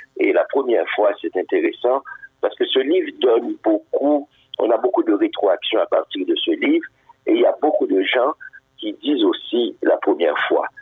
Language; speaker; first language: French; non-native, local second language; Haitian Creole